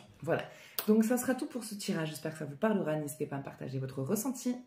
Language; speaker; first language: French; native; French